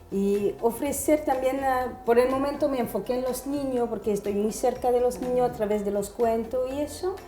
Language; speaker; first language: Spanish; non-native, fluent; French